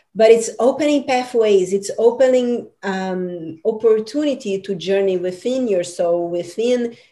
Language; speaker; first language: English; non-native, fluent; Portuguese